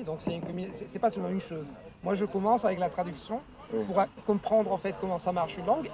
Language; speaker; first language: French; non-native, fluent; Italian